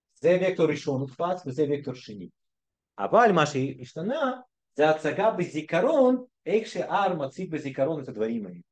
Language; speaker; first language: Hebrew; non-native, fluent; Russian